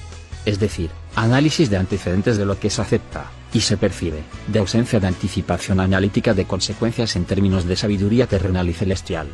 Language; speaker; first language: Spanish; native; Spanish